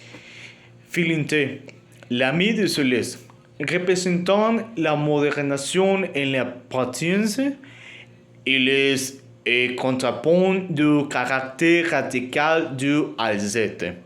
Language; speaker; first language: French; non-native, learner; Spanish